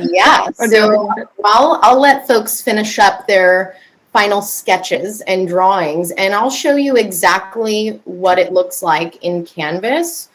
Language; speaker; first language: English; native; English